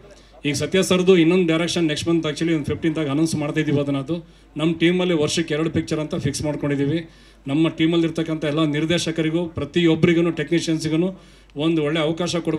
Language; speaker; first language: Kannada; native; Kannada